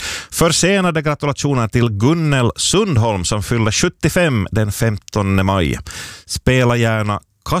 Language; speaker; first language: Swedish; native; Swedish